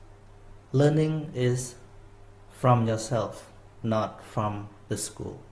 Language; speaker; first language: English; non-native, fluent; Khmer